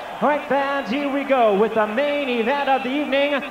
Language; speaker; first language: English; native; English